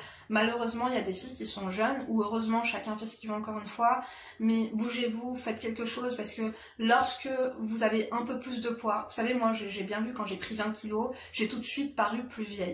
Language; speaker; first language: French; native; French